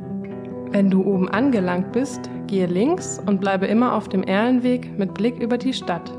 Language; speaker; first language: German; native; German